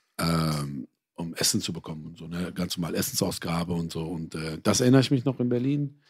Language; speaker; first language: German; early bilingual, other home language; Persian